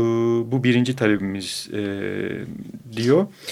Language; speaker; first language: Turkish; native; Turkish